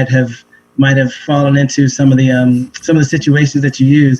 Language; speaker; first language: English; native; English